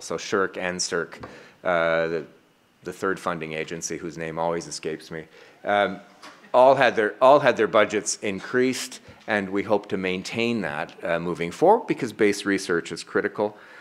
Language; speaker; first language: English; native; English